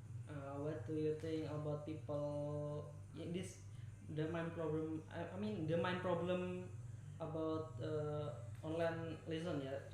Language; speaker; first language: English; non-native, learner; Indonesian